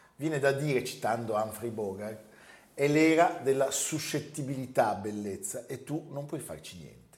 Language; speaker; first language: Italian; native; Italian